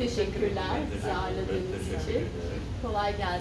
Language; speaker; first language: Turkish; native; Turkish